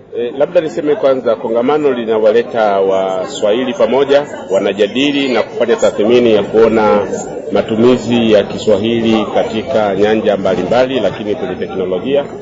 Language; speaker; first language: Swahili; native; Swahili